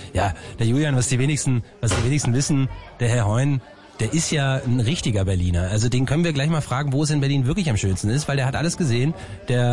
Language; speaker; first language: German; native; German